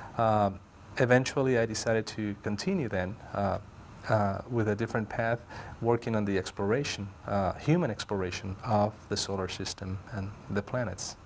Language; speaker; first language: English; non-native, local second language; Spanish